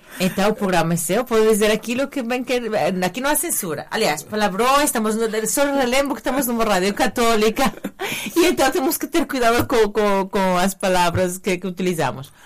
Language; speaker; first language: Portuguese; native; Portuguese